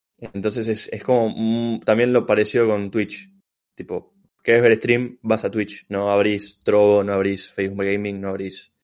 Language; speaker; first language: Spanish; native; Spanish